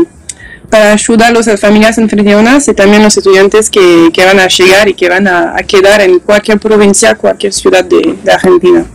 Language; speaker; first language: Spanish; non-native, learner; French